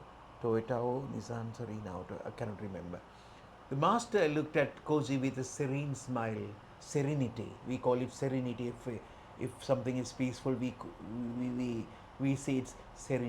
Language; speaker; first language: English; non-native, local second language; Sinhala